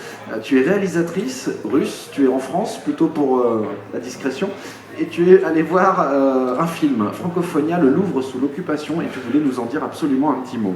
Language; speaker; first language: French; native; French